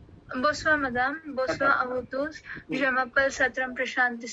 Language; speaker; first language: French; non-native, learner; Odia